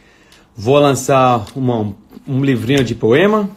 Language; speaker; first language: Portuguese; native; Portuguese